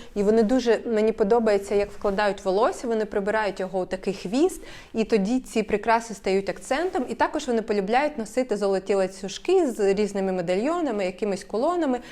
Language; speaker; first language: Ukrainian; native; Ukrainian